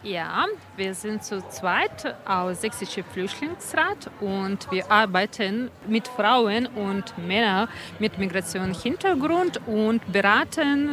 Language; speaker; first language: German; non-native, learner; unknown